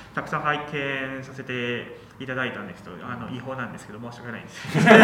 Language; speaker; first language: Japanese; non-native, fluent; Chinese